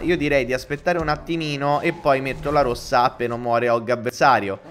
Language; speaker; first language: Italian; native; Italian